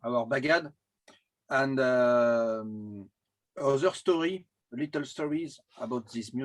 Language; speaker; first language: English; non-native, learner; French